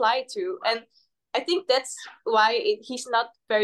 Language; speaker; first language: English; non-native, fluent; Dutch